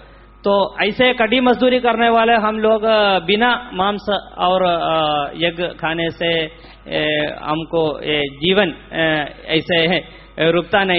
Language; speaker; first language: Hindi; non-native, local second language; Malayalam